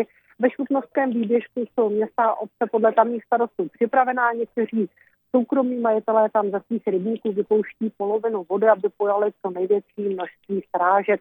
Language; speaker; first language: Czech; native; Czech